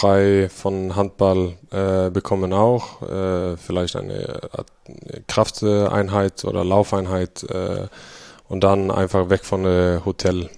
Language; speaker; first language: German; non-native, fluent; Swedish